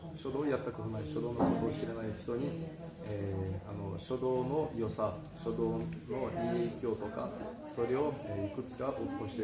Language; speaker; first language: Japanese; non-native, fluent; Portuguese